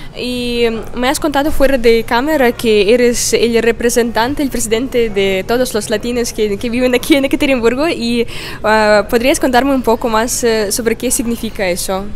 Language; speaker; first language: Spanish; non-native, fluent; Russian